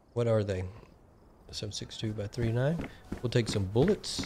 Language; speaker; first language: English; native; English